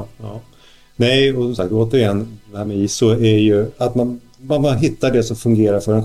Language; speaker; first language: Swedish; native; Swedish